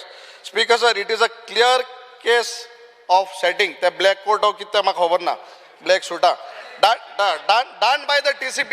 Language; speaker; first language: English; non-native, local second language; Konkani